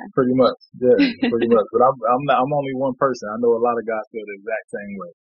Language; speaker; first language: English; native; English